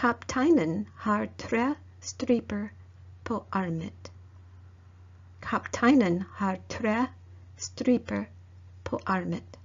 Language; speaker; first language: Norwegian; non-native, learner; English